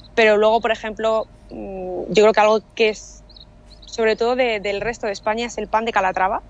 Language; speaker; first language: Spanish; native; Spanish